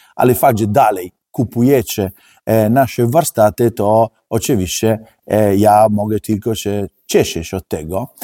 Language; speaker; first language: Polish; non-native, learner; Italian